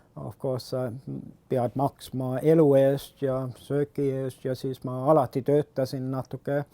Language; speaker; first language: Estonian; early bilingual, heritage; Estonian